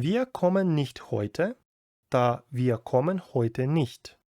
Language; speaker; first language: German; non-native, fluent; Ukrainian